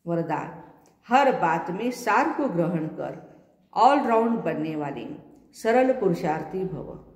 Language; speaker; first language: Hindi; non-native, local second language; Marathi